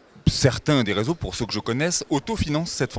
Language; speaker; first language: French; native; French